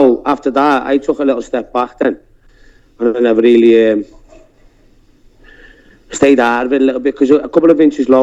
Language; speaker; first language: English; native; English